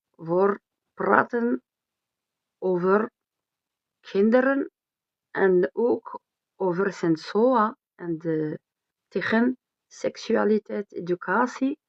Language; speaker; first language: Dutch; non-native, learner; French